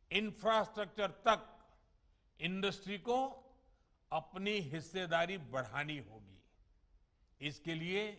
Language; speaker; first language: Hindi; non-native, local second language; Gujarati